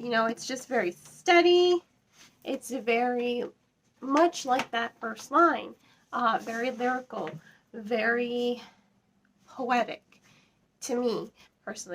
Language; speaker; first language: English; native; English